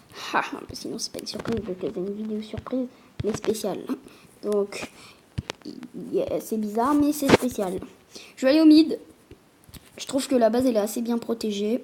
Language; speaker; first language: French; native; French